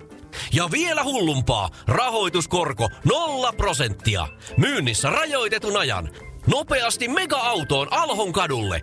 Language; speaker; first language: Finnish; native; Finnish